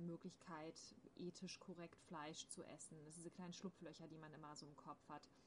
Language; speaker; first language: German; native; German